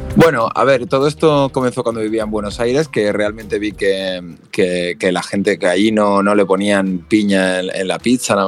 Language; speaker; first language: Spanish; native; Spanish